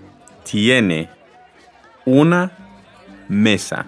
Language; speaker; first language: Spanish; non-native, fluent; English